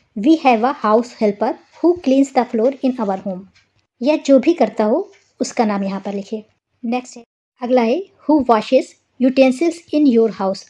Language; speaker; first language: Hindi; native; Hindi